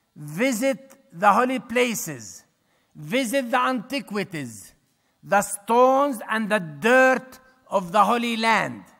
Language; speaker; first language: English; non-native, fluent; Arabic